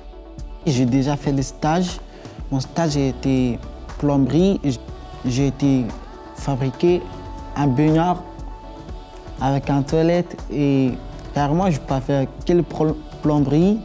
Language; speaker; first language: French; non-native, learner; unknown